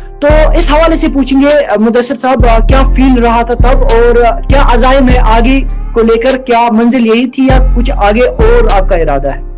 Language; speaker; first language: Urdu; non-native, local second language; Kashmiri